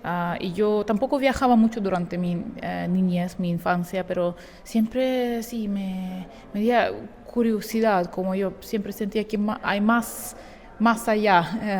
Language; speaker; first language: Spanish; non-native, fluent; Ukrainian